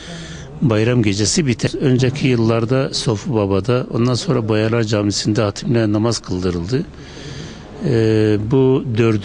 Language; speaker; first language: Turkish; native; Turkish